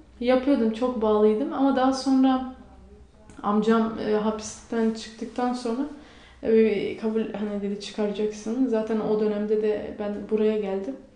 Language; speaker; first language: Turkish; non-native, local second language; Kurdish